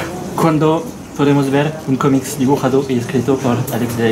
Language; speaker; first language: Spanish; non-native, learner; French